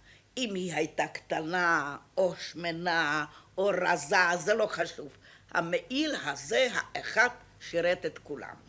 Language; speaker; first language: Hebrew; non-native, fluent; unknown